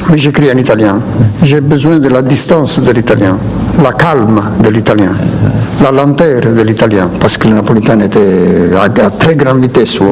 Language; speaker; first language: French; non-native, fluent; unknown